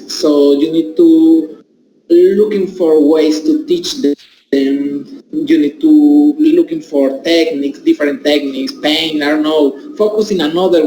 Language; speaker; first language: English; non-native, learner; Spanish